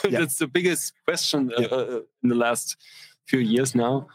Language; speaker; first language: English; non-native, fluent; German